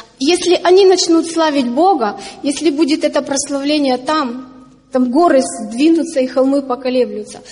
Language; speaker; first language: Russian; native; Russian